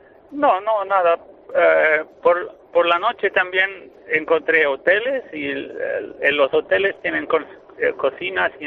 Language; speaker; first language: Spanish; non-native, fluent; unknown